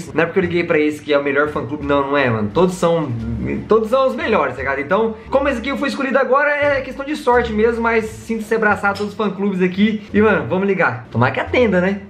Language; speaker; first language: Portuguese; native; Portuguese